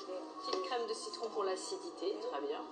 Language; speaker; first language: French; native; French